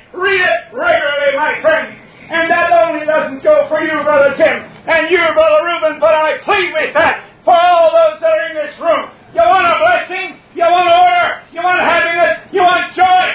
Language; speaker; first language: English; native; English